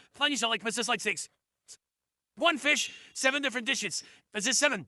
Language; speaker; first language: English; native; English